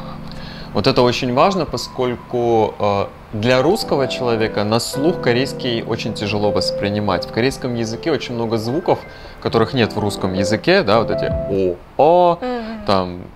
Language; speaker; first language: Russian; native; Russian